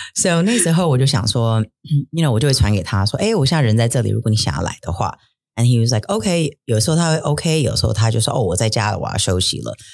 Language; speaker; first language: Chinese; early bilingual, heritage; Chinese